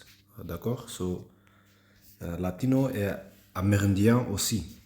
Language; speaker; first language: French; non-native, learner; English